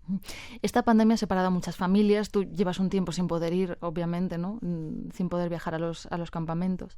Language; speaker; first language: Spanish; native; Spanish